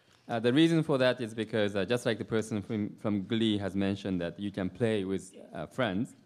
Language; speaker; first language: English; non-native, fluent; Japanese